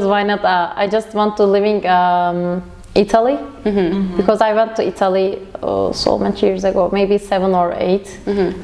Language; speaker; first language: English; non-native, learner; Turkish